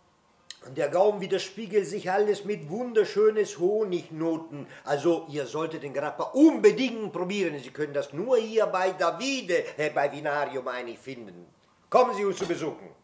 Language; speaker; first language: German; non-native, fluent; Italian